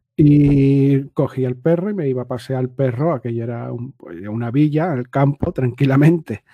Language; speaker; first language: Spanish; native; Spanish